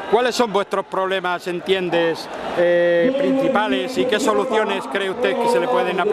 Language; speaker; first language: Spanish; native; Spanish